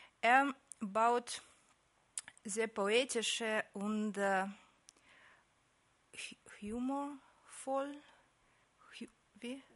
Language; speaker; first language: German; non-native, fluent; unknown